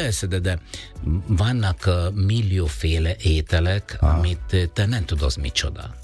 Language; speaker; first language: Hungarian; non-native, fluent; Italian